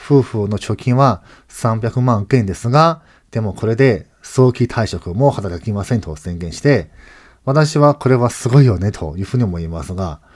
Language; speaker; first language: Japanese; non-native, fluent; Chinese